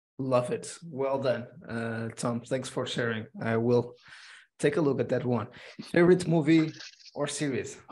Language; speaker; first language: English; non-native, fluent; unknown